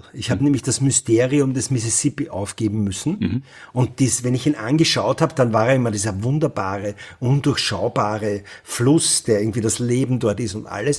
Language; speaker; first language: German; native; German